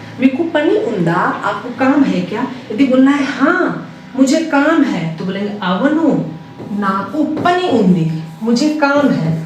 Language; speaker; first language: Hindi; native; Hindi